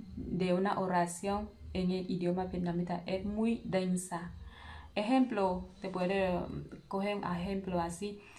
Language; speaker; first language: Spanish; non-native, learner; Vietnamese